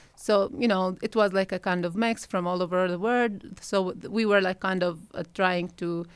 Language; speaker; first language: English; non-native, fluent; Arabic